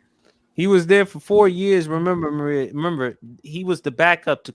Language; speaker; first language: English; native; English